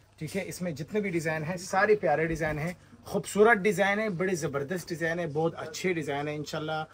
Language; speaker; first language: Urdu; native; Urdu